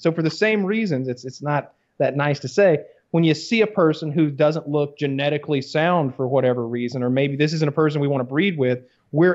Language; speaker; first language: English; native; English